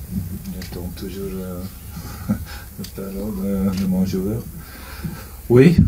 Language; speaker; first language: French; non-native, local second language; Dutch